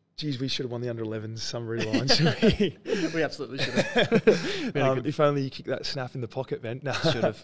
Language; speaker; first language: English; native; English